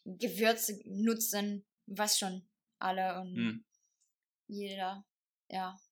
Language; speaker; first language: German; non-native, fluent; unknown